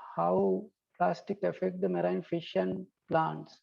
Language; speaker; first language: English; non-native, local second language; Sinhala